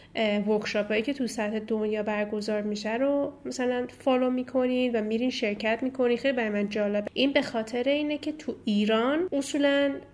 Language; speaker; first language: Persian; native; Persian